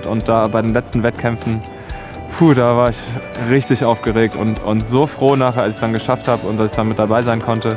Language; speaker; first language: German; native; German